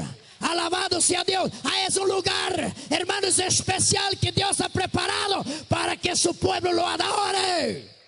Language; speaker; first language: Spanish; non-native, fluent; Portuguese